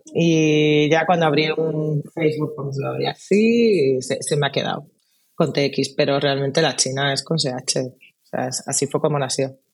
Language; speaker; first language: Spanish; native; Spanish